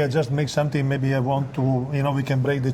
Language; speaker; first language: English; non-native, fluent; Italian